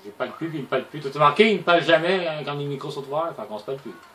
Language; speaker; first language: French; native; French